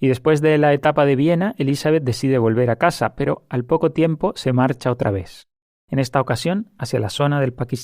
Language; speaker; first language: Spanish; native; Spanish